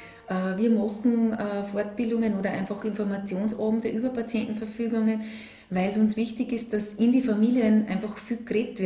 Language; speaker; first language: German; native; German